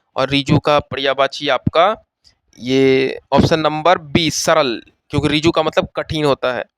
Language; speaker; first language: Hindi; native; Hindi